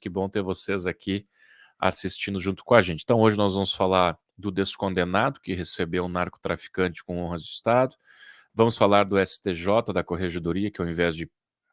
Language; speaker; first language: Portuguese; native; Portuguese